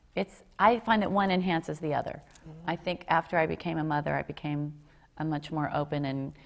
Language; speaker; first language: English; native; English